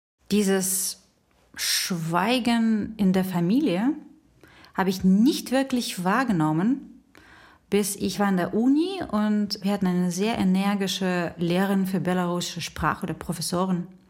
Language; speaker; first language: German; non-native, fluent; Russian